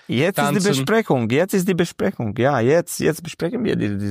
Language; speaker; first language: German; non-native, learner; Romanian